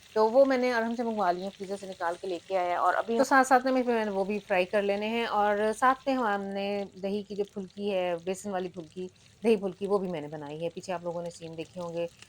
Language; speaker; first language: Urdu; non-native, local second language; Punjabi